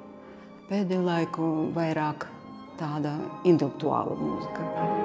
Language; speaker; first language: Latvian; non-native, local second language; Russian